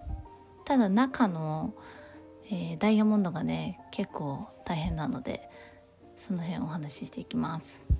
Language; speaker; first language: Japanese; native; Japanese